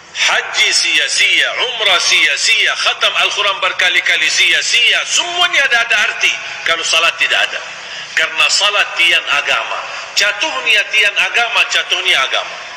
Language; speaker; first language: Malay; non-native, fluent; Arabic